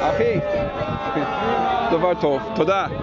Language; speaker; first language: Hebrew; non-native, fluent; English